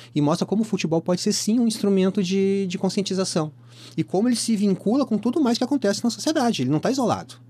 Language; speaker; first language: Portuguese; native; Portuguese